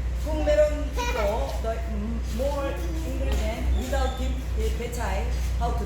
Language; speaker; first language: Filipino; non-native, learner; Korean